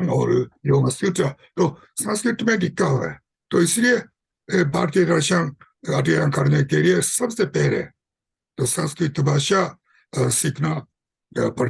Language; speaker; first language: Hindi; non-native, fluent; Japanese